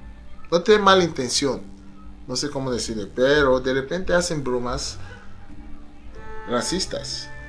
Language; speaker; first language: Spanish; non-native, fluent; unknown